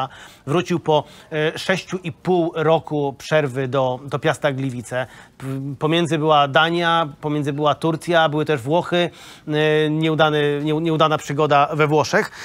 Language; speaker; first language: Polish; native; Polish